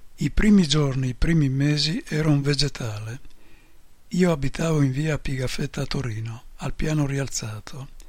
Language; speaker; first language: Italian; native; Italian